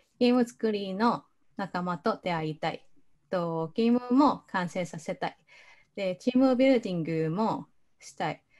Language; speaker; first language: Japanese; non-native, fluent; Cantonese